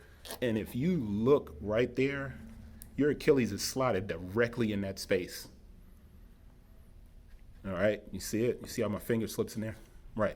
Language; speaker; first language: English; native; English